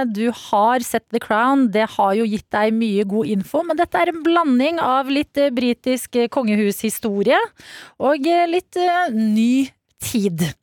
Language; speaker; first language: Norwegian; native; Norwegian